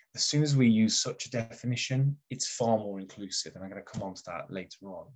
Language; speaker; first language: English; native; English